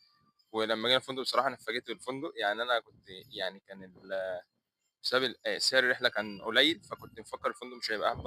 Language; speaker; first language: Arabic; native; Arabic